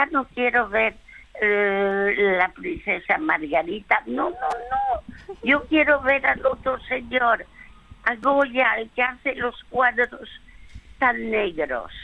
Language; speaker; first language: Spanish; early bilingual, other home language; French